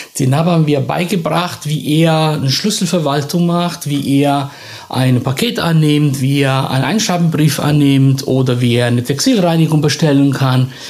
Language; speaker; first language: German; non-native, fluent; Italian